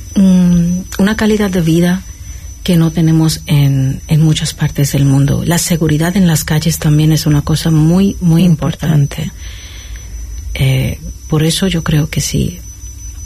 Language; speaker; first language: Spanish; non-native, fluent; Sindhi